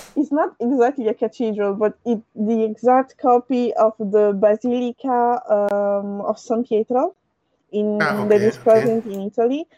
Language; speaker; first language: English; early bilingual, other home language; French